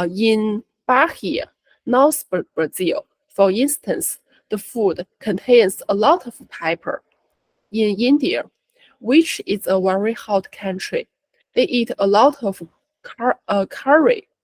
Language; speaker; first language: English; non-native, learner; Chinese